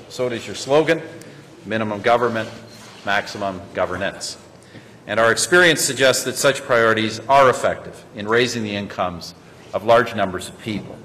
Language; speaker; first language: English; native; English